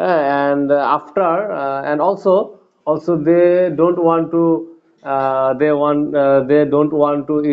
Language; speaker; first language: English; non-native, learner; Bangla